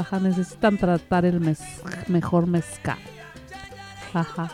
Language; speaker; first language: Spanish; native; Spanish